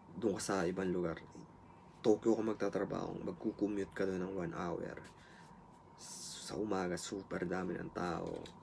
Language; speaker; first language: Filipino; native; Filipino